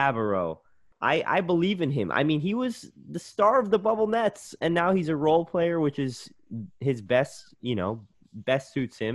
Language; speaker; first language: English; native; English